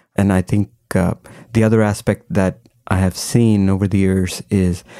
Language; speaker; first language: English; non-native, local second language; Hindi